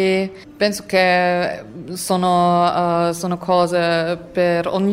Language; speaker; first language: Italian; non-native, learner; German